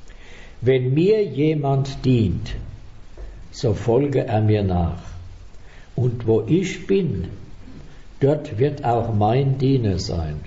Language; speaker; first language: German; native; German